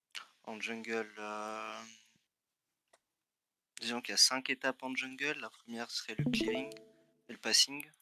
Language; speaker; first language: French; native; French